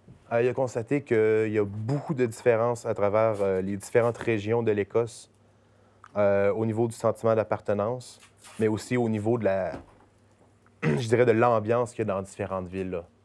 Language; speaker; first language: French; native; French